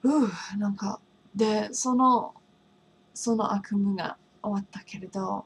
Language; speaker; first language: Japanese; non-native, fluent; English